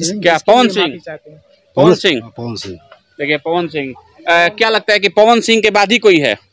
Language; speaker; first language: Hindi; non-native, local second language; Bhojpuri